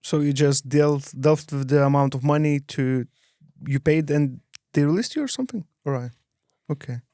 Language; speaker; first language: English; non-native, fluent; Lithuanian